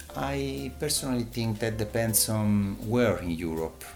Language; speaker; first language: English; non-native, learner; Italian